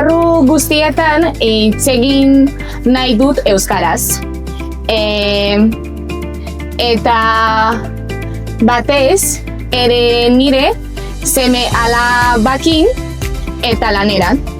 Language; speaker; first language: Basque; non-native, learner; Portuguese